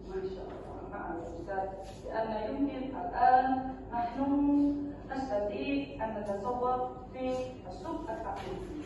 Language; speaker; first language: Arabic; non-native, learner; Indonesian